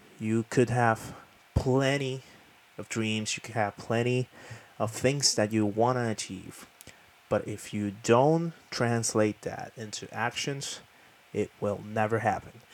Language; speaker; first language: English; non-native, fluent; Spanish